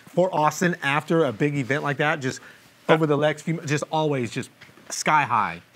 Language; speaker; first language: English; native; English